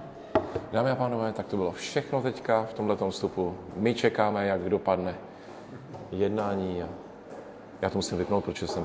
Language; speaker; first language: Czech; native; Czech